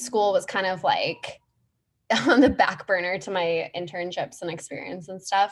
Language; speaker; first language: English; native; English